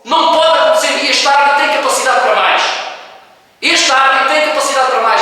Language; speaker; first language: Portuguese; native; Portuguese